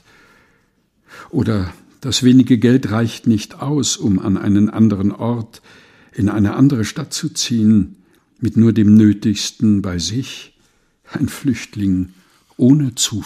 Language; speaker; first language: German; non-native, fluent; Portuguese